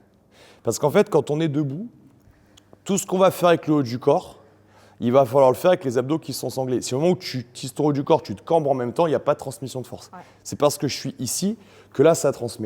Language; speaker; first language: French; native; French